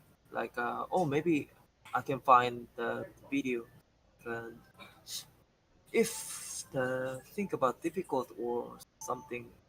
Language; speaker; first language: English; non-native, learner; Korean